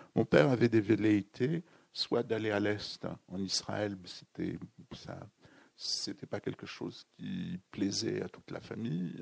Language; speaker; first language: French; native; French